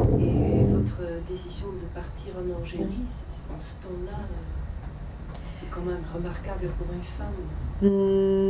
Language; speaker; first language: French; non-native, fluent; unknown